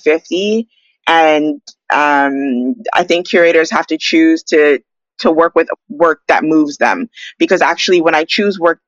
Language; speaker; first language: English; native; English